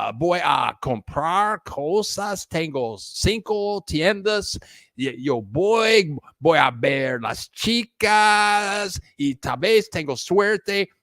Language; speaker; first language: Spanish; non-native, learner; English